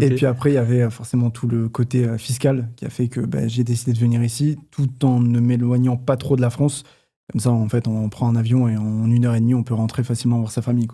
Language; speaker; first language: French; native; French